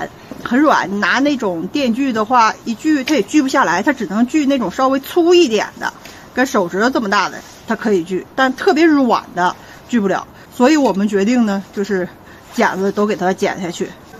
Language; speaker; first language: Chinese; native; Chinese